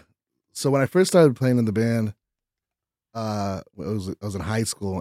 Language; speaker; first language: English; early bilingual, other home language; Spanish